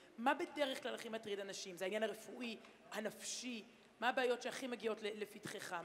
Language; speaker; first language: Hebrew; native; Hebrew